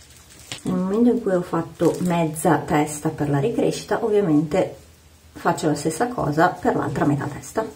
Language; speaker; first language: Italian; native; Italian